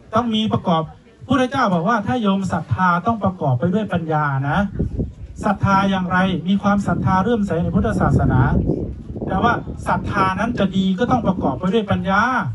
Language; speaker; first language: Thai; native; Thai